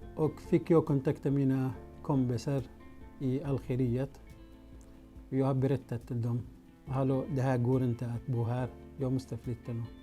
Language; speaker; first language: Swedish; non-native, fluent; Arabic